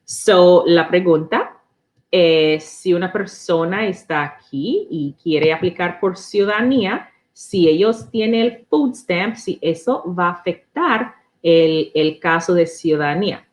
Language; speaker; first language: Spanish; non-native, learner; English